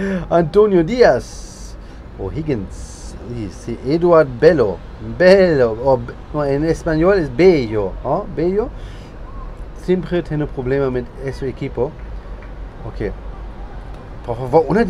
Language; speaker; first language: Spanish; non-native, learner; German